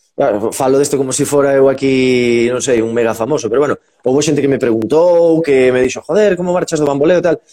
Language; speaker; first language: Galician; native; Galician